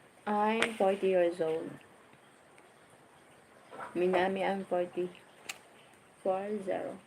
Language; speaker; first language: English; non-native, learner; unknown